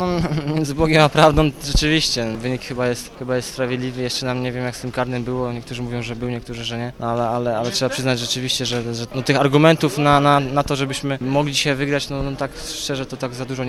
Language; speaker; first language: Polish; native; Polish